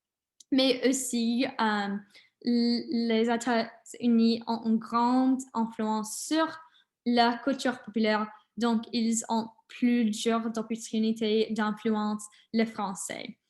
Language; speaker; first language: French; non-native, learner; English